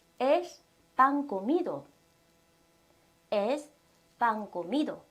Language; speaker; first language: Spanish; non-native, fluent; Korean